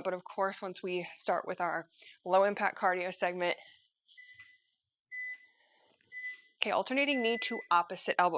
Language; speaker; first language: English; native; English